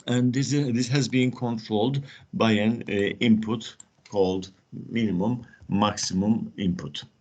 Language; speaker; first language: English; non-native, fluent; Turkish